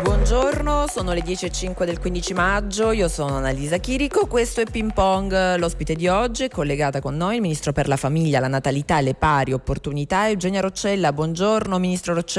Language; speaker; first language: Italian; native; Italian